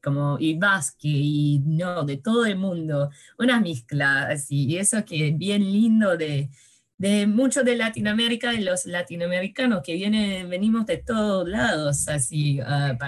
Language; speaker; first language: Spanish; early bilingual, heritage; English